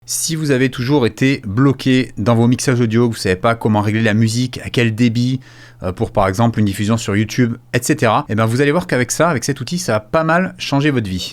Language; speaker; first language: French; native; French